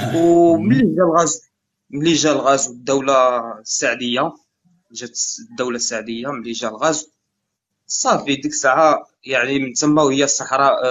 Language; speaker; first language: Arabic; native; Arabic